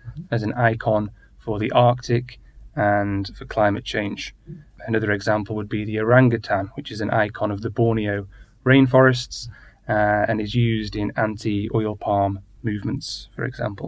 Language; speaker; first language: English; native; English